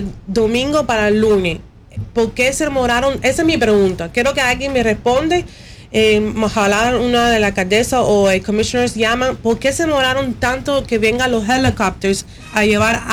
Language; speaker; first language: Spanish; early bilingual, heritage; Spanish